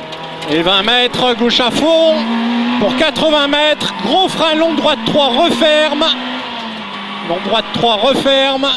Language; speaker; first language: French; native; French